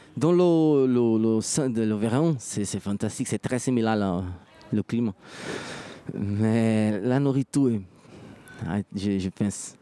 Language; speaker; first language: French; non-native, learner; Portuguese